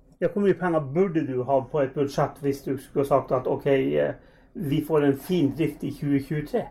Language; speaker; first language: Norwegian; native; Norwegian